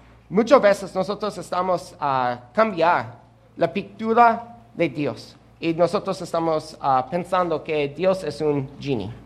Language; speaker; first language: Spanish; non-native, learner; English